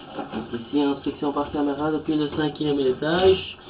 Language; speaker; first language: French; native; French